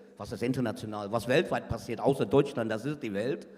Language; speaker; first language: German; non-native, fluent; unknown